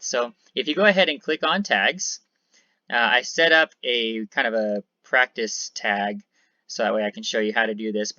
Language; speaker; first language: English; native; English